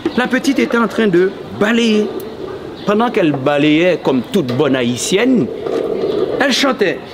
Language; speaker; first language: French; non-native, local second language; Haitian Creole